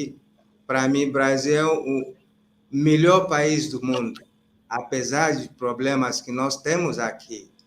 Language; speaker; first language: Portuguese; non-native, fluent; Igbo